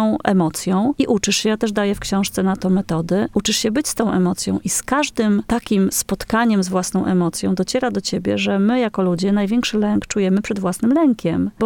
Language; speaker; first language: Polish; native; Polish